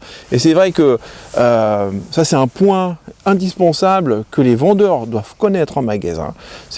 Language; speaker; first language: French; native; French